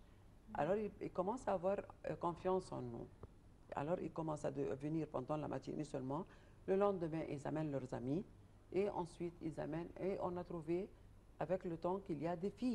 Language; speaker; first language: French; non-native, fluent; Arabic